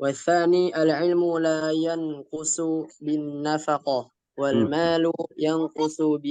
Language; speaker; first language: Arabic; non-native, learner; Indonesian